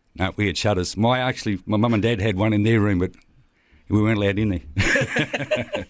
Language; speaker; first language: English; native; English